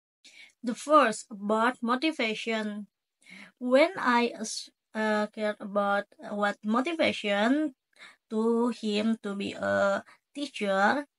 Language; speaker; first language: English; non-native, learner; Indonesian